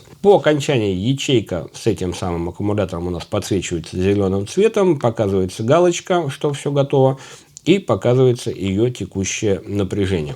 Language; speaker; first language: Russian; native; Russian